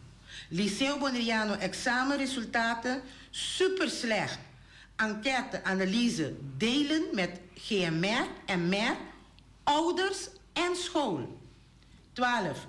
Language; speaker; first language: Dutch; non-native, local second language; Papiamento